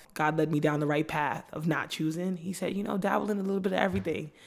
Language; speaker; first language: English; native; English